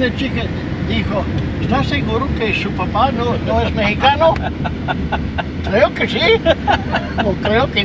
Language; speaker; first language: Spanish; non-native, learner; English